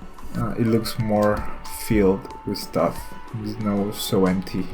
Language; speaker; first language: English; non-native, fluent; Spanish